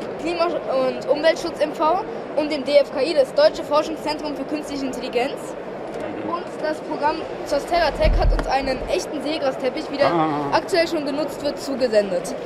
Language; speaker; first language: German; native; German